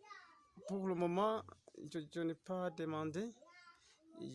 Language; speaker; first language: French; non-native, local second language; Rundi